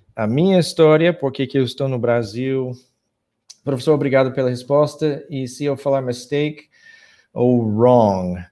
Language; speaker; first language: Portuguese; non-native, fluent; English